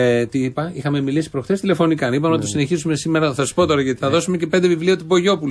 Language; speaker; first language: Greek; native; Greek